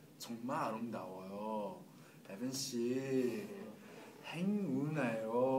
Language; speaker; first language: Korean; non-native, learner; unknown